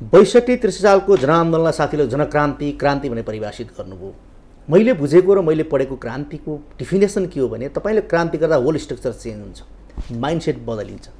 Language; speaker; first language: Nepali; native; Nepali